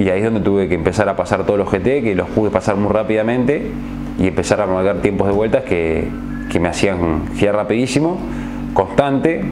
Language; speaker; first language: Spanish; native; Spanish